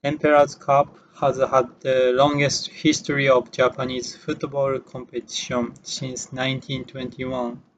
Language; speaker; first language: English; non-native, learner; Japanese